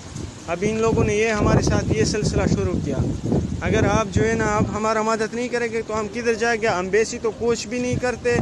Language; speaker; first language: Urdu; non-native, local second language; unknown